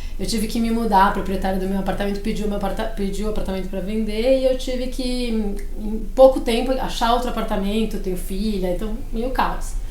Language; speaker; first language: Portuguese; early bilingual, other home language; Spanish